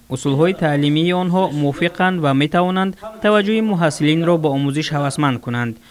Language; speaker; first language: Tajik; non-native, learner; Chinese